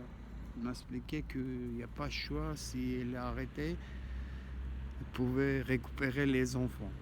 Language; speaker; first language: French; non-native, learner; Armenian